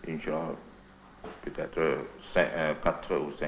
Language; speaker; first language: French; non-native, fluent; Indonesian